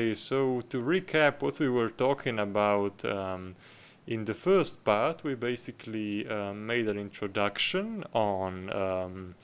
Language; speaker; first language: English; non-native, fluent; Slovenian